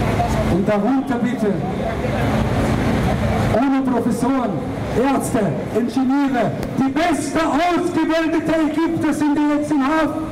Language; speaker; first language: German; non-native, learner; Arabic